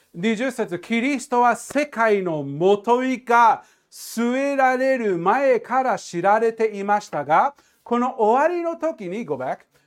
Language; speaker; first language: Japanese; non-native, fluent; English